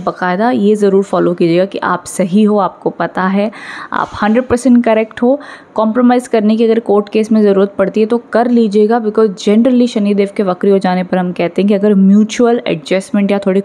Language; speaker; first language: Hindi; native; Hindi